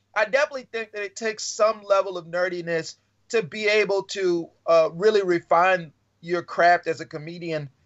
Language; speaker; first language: English; native; English